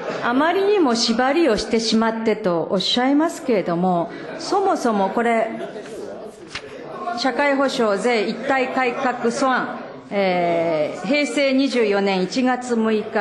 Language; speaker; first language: Japanese; native; Japanese